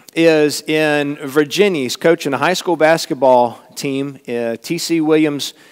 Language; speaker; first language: English; native; English